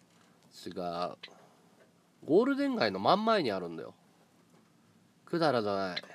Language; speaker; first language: Japanese; native; Japanese